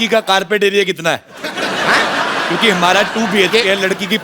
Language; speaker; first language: Hindi; native; Hindi